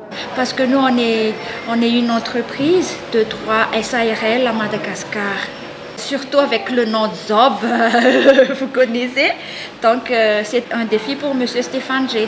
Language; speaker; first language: French; non-native, local second language; Malagasy